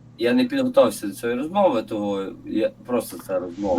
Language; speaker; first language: Ukrainian; non-native, local second language; Russian